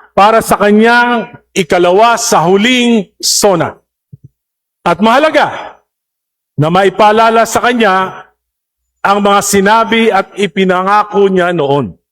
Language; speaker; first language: Filipino; native; Filipino